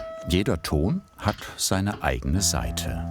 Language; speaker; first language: German; native; German